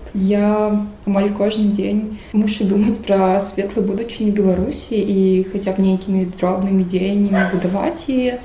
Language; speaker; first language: Belarusian; non-native, local second language; Russian